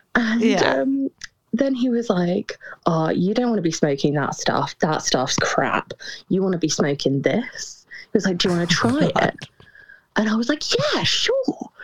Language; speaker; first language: English; native; English